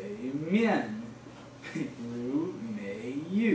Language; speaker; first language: Chinese; non-native, learner; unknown